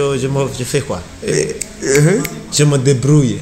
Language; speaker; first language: French; non-native, learner; Rundi